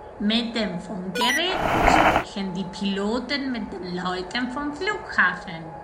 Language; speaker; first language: German; non-native, fluent; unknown